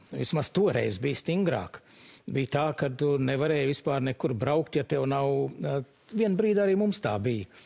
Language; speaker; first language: Latvian; early bilingual, heritage; Latvian